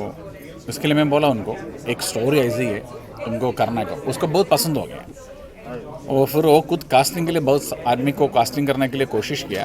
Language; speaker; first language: Hindi; non-native, local second language; Malayalam